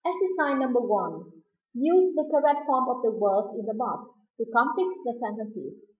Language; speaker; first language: English; non-native, fluent; Vietnamese